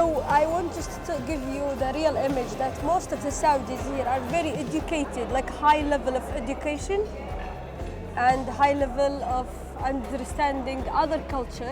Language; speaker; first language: English; non-native, fluent; Arabic